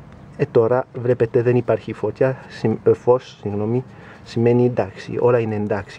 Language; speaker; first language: Greek; non-native, learner; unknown